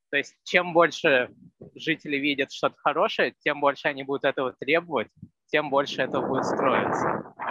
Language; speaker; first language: Russian; non-native, fluent; Hindi